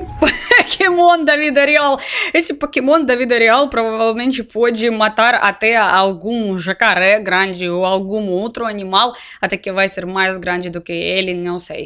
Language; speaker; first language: Portuguese; non-native, learner; Russian